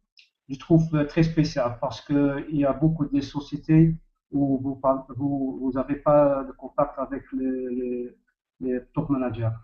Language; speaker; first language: French; non-native, learner; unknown